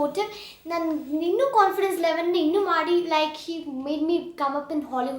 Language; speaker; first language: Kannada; early bilingual, heritage; Kannada